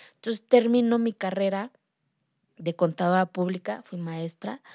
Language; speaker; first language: Spanish; non-native, local second language; Zapotec